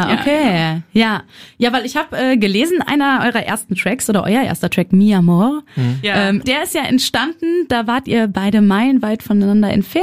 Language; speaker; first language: German; native; German